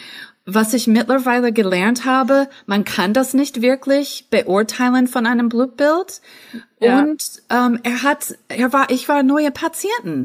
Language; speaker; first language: German; non-native, fluent; English